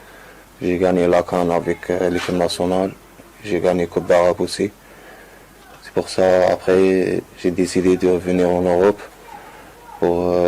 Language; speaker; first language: French; non-native, learner; Arabic